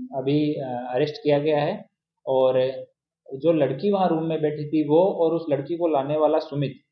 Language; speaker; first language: Hindi; non-native, local second language; Gujarati